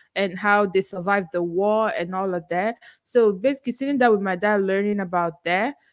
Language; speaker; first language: English; non-native, local second language; Igbo